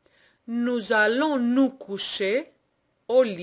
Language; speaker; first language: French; non-native, fluent; Greek